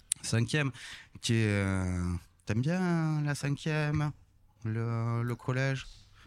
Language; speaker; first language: French; native; French